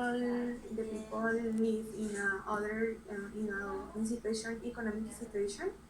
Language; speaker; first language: English; non-native, learner; Spanish